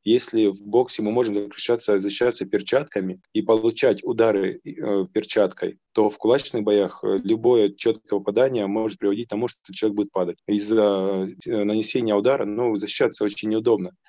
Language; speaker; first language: Russian; native; Russian